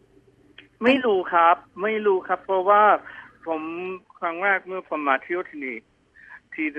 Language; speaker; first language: Thai; non-native, fluent; English